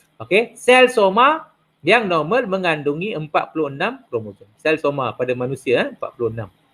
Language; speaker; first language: Malay; non-native, local second language; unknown